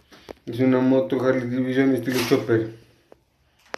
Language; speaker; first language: Spanish; native; Spanish